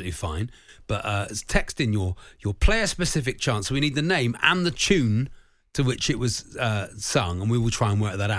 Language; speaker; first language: English; native; English